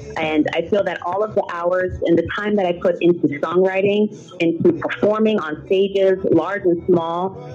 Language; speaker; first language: English; early bilingual, other home language; German